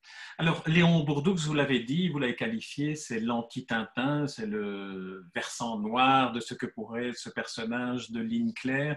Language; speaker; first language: French; native; French